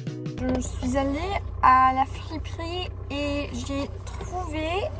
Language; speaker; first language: French; non-native, learner; Spanish